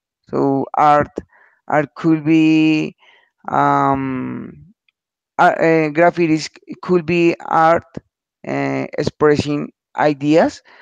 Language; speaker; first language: English; non-native, learner; Spanish